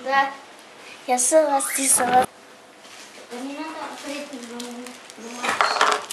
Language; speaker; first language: Russian; early bilingual, heritage; Russian